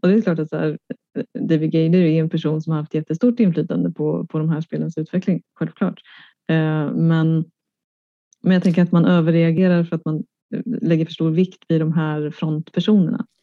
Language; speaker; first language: Swedish; native; Swedish